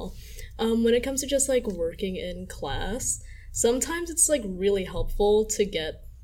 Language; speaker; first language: English; native; English